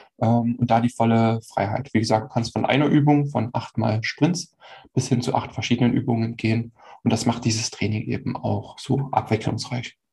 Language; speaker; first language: German; native; German